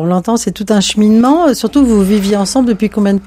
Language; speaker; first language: French; native; French